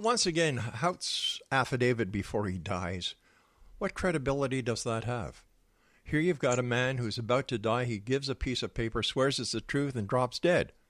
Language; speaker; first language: English; native; English